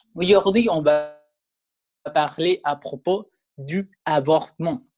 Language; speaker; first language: French; non-native, learner; Spanish